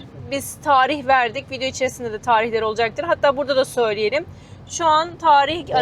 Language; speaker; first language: Turkish; native; Turkish